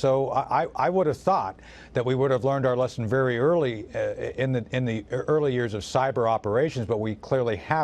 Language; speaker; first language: English; native; English